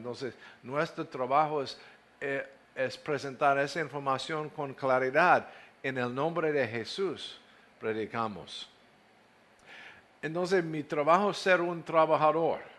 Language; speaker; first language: Spanish; non-native, fluent; English